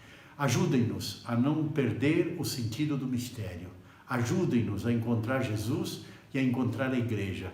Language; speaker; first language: Portuguese; native; Portuguese